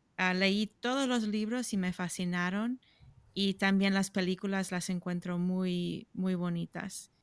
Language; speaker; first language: Spanish; non-native, fluent; English